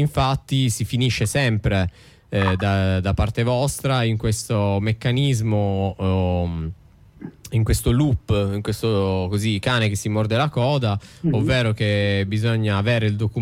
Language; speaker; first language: Italian; native; Italian